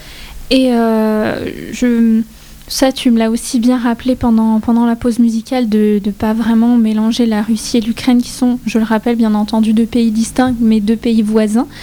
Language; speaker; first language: French; native; French